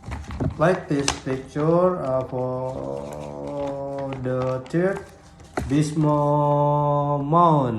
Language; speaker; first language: English; non-native, learner; Indonesian